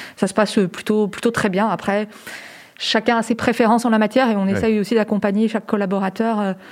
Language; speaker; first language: French; native; French